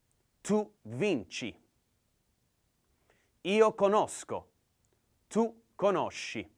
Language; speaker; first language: Italian; non-native, learner; English